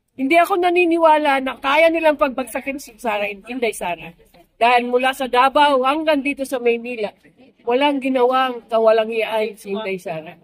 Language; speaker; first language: Filipino; non-native, local second language; Cebuano